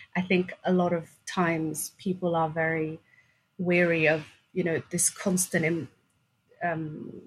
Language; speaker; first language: English; non-native, fluent; Swedish